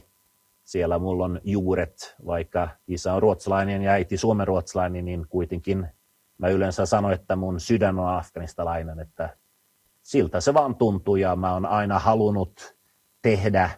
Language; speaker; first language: Finnish; non-native, fluent; Swedish